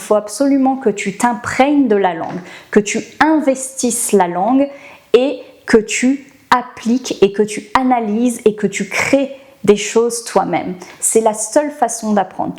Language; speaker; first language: French; native; French